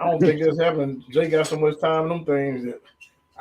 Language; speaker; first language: English; native; English